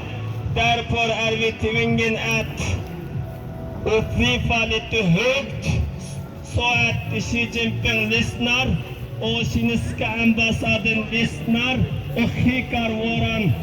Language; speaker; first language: Swedish; non-native, learner; Uyghur